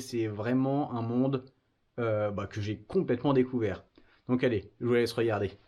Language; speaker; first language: French; native; French